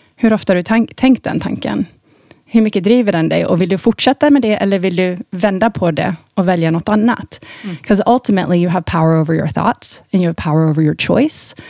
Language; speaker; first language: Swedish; early bilingual, heritage; Swedish